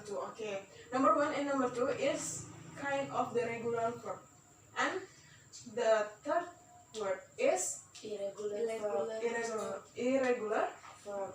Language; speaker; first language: English; non-native, learner; Indonesian